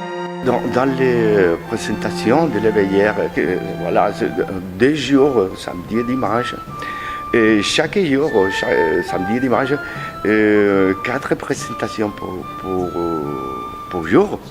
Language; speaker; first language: French; non-native, learner; Spanish